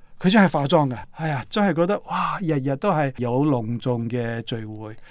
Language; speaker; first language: Cantonese; non-native, fluent; Korean